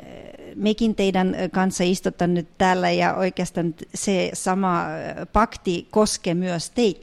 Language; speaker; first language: Finnish; non-native, fluent; Russian